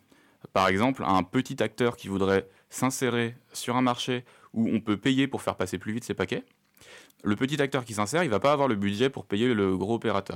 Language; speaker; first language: French; native; French